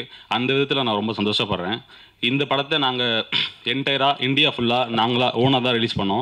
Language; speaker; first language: Tamil; native; Tamil